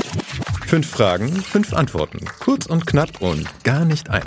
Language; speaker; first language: German; native; German